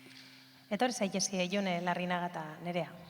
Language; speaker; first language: Basque; native; Basque